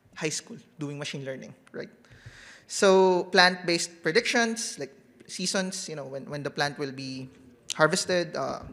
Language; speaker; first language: English; non-native, local second language; Filipino